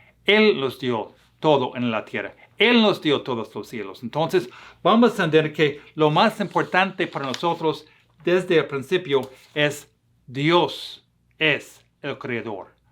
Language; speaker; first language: Spanish; non-native, fluent; English